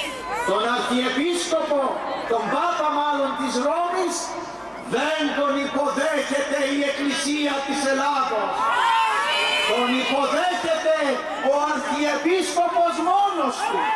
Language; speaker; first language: Greek; native; Greek